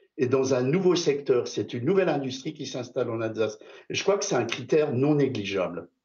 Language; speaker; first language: French; native; French